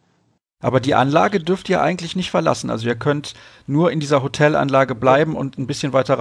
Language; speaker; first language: German; native; German